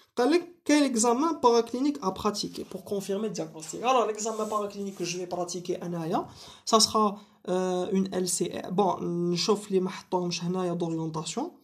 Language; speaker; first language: French; non-native, local second language; Arabic